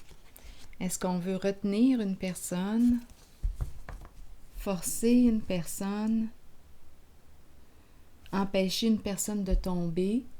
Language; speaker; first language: French; native; French